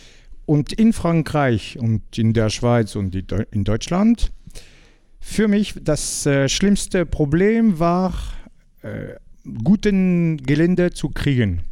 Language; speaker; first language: German; non-native, learner; French